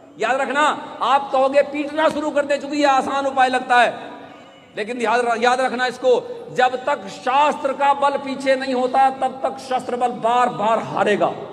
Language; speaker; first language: Hindi; native; Hindi